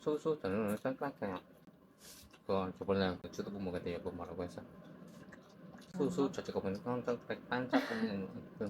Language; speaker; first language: Korean; non-native, fluent; Chinese